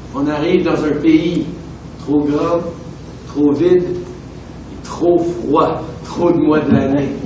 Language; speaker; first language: French; native; French